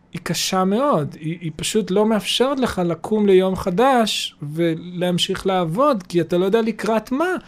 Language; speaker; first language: Hebrew; native; Hebrew